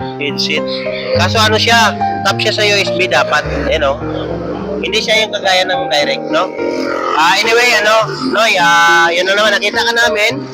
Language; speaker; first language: Filipino; non-native, local second language; Hiligaynon